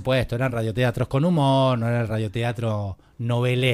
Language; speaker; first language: Spanish; native; Spanish